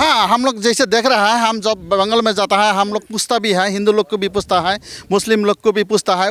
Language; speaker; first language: Hindi; non-native, local second language; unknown